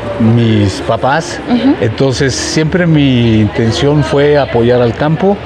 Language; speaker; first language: Spanish; non-native, local second language; Zapotec